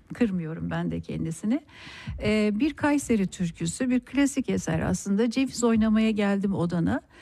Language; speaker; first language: Turkish; native; Turkish